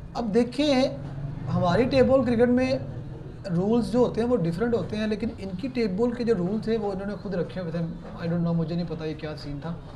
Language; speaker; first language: Urdu; non-native, local second language; Punjabi